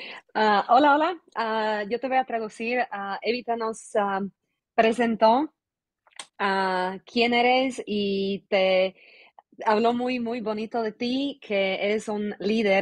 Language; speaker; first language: Spanish; non-native, fluent; Slovak